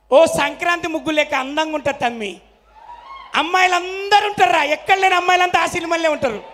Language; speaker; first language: Telugu; native; Telugu